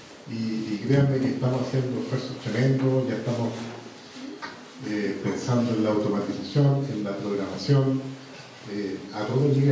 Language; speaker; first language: Spanish; native; Spanish